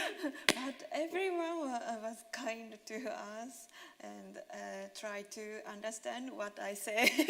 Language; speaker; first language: English; non-native, learner; Japanese